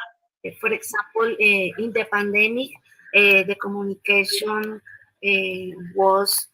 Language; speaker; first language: English; non-native, learner; Spanish